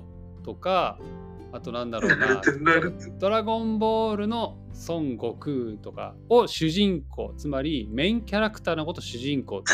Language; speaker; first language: Japanese; native; Japanese